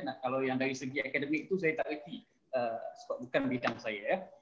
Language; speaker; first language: Malay; native; Malay